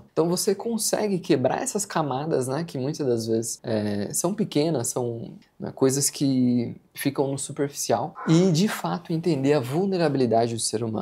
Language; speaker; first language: Portuguese; native; Portuguese